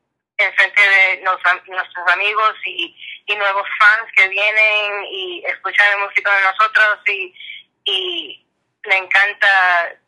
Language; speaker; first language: Spanish; early bilingual, heritage; English